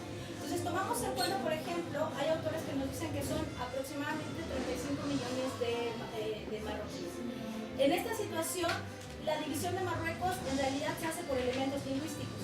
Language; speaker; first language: Spanish; native; Spanish